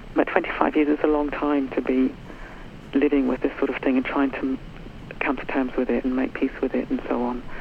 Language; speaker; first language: English; native; English